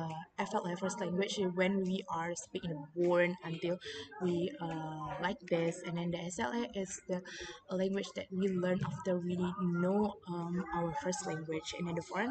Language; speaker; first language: English; non-native, learner; Indonesian